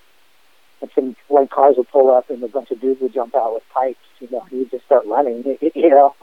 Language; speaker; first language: English; native; English